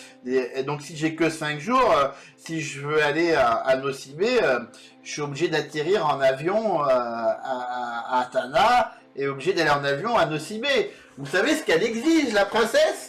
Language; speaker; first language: French; native; French